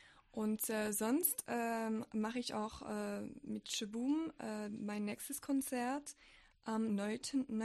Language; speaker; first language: German; non-native, fluent; French